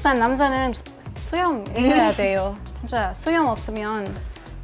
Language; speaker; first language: Korean; non-native, learner; Arabic